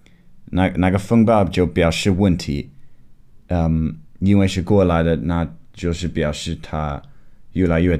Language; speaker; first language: Chinese; non-native, fluent; English